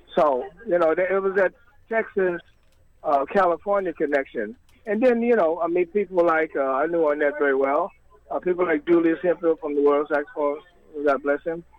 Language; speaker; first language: English; native; English